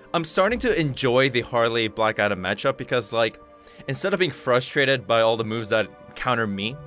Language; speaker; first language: English; non-native, fluent; Korean